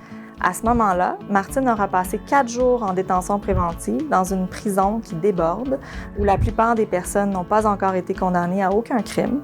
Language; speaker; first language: French; native; French